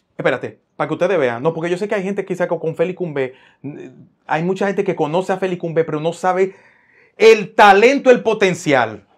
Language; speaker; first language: Spanish; native; Spanish